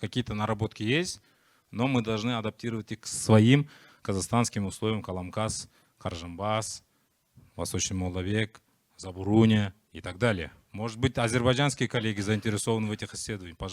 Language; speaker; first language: Russian; native; Russian